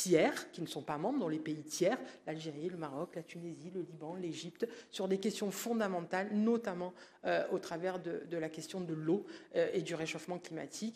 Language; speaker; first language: French; native; French